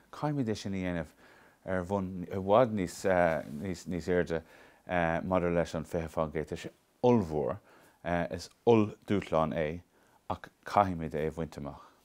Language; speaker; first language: Irish; non-native, local second language; English